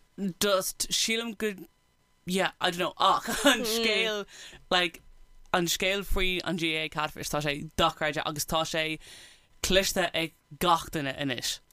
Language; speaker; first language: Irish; non-native, local second language; English